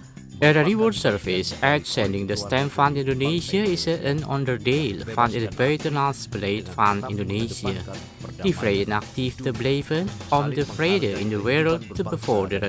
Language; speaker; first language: Dutch; non-native, learner; Indonesian